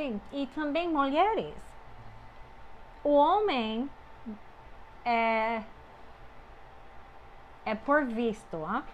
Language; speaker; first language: Portuguese; non-native, fluent; English